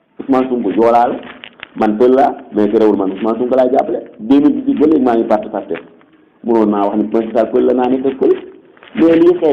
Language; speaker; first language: Wolof; non-native, local second language; Fula